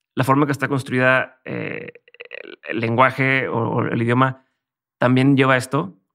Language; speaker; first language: Spanish; native; Spanish